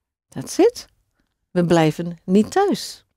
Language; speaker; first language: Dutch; non-native, fluent; English